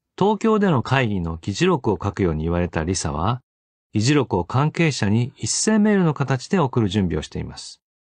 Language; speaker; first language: Japanese; native; Japanese